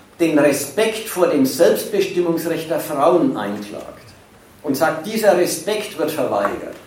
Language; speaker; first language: German; native; German